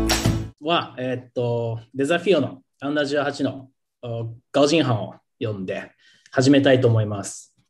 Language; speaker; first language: Japanese; native; Japanese